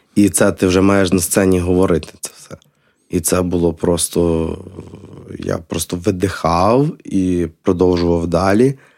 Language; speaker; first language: Ukrainian; native; Ukrainian